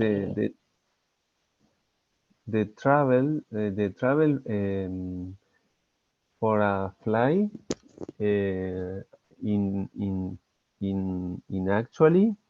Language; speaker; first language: English; non-native, learner; Spanish